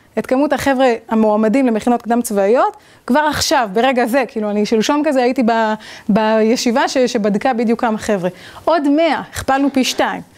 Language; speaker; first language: Hebrew; native; Hebrew